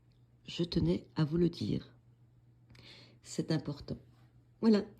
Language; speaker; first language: French; native; French